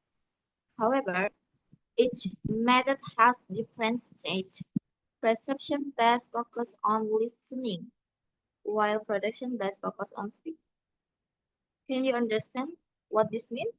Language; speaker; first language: English; non-native, learner; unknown